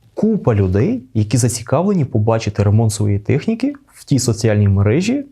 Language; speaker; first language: Ukrainian; native; Ukrainian